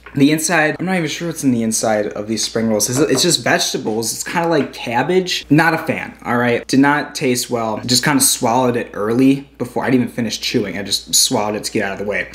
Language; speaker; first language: English; native; English